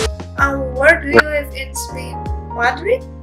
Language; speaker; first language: English; non-native, learner; Indonesian